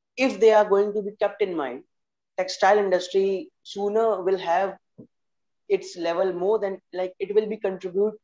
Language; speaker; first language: English; non-native, local second language; Hindi